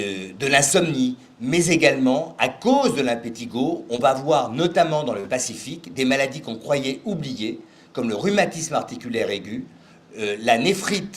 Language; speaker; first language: French; native; French